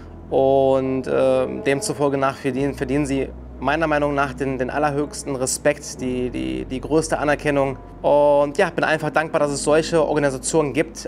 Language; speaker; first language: German; native; German